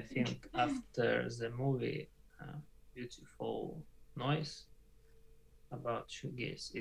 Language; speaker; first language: English; non-native, learner; Russian